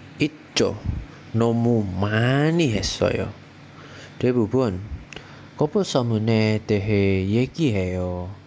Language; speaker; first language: Korean; non-native, learner; Indonesian